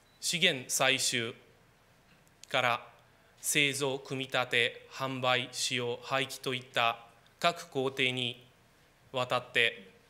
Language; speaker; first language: Japanese; non-native, fluent; Romanian